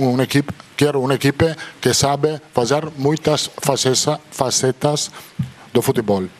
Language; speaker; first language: Portuguese; non-native, fluent; Italian